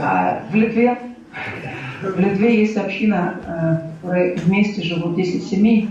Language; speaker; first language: Russian; native; Russian